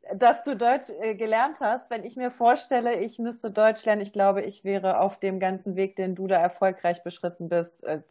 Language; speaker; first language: German; native; German